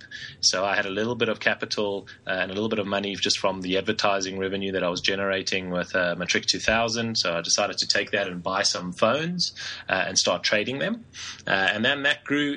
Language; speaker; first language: English; native; English